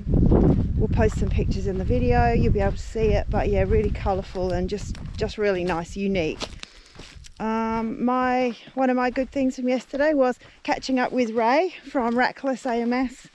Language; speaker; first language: English; native; English